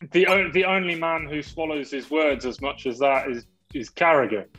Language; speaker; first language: English; native; English